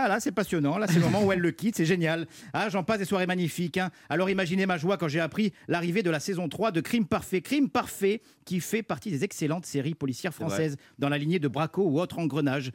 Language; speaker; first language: French; native; French